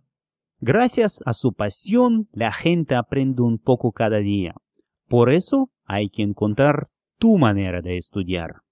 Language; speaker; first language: Spanish; non-native, fluent; Russian